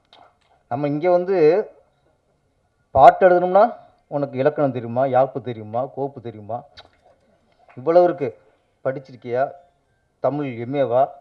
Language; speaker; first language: Tamil; native; Tamil